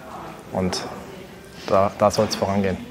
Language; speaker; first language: German; native; German